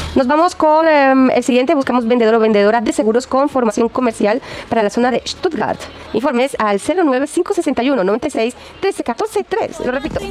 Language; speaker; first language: Spanish; native; Spanish